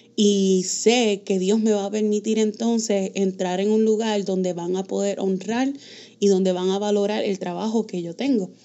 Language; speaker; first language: Spanish; early bilingual, heritage; Spanish